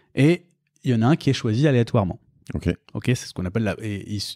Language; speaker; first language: French; native; French